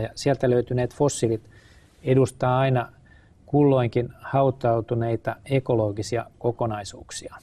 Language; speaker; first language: Finnish; native; Finnish